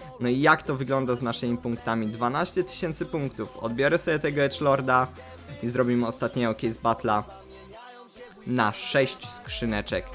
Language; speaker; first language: Polish; native; Polish